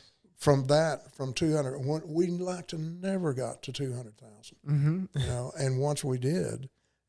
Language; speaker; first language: English; native; English